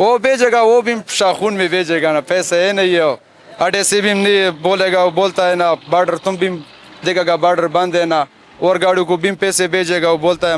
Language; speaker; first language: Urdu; non-native, local second language; Pashto